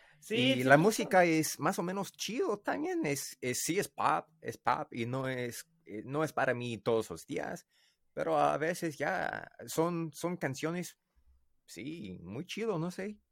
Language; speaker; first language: Spanish; non-native, learner; English